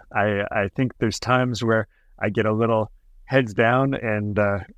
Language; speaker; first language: English; native; English